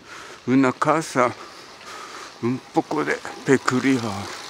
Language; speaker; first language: Spanish; non-native, learner; Japanese